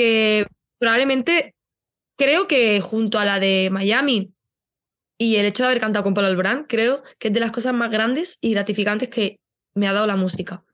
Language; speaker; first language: Spanish; native; Spanish